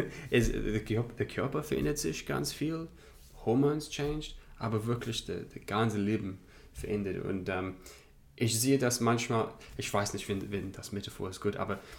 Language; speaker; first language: German; non-native, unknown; English